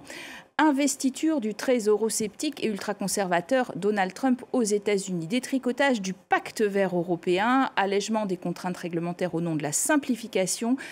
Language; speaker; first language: French; native; French